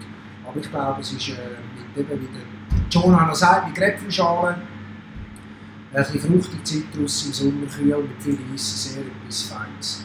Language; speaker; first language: German; native; German